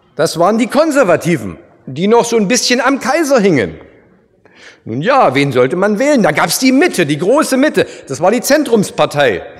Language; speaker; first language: German; native; German